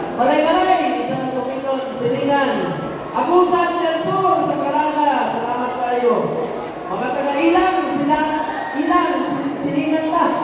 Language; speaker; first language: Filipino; non-native, local second language; Cebuano